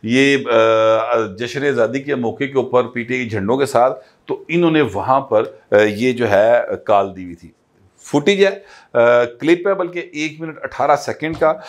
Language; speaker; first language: Urdu; non-native, local second language; Punjabi